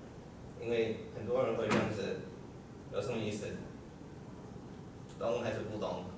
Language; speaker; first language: Chinese; non-native, learner; English